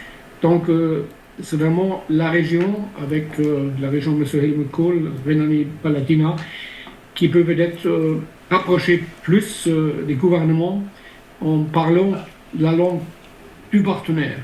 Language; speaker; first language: French; non-native, fluent; German